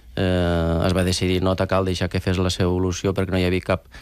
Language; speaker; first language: Catalan; native; Catalan